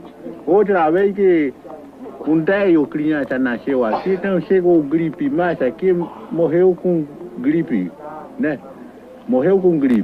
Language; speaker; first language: Portuguese; non-native, local second language; Kayapó